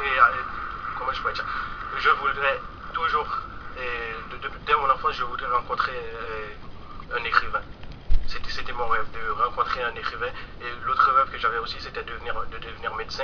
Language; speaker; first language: French; non-native, local second language; Haitian Creole